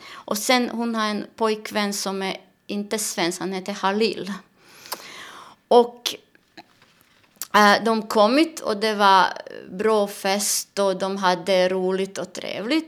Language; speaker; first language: Swedish; non-native, fluent; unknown